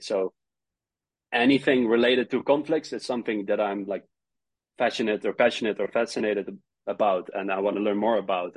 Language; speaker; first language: English; non-native, fluent; Dutch